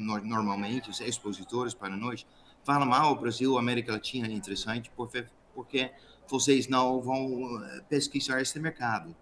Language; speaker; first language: Portuguese; non-native, fluent; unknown